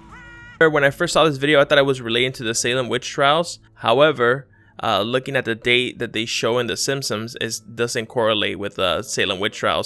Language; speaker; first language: English; native; English